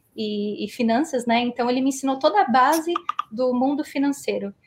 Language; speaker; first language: Portuguese; early bilingual, heritage; Portuguese